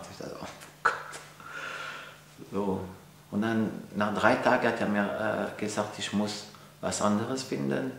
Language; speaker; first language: German; non-native, fluent; French